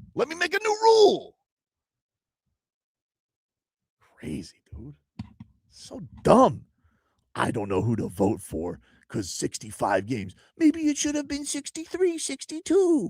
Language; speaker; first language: English; native; English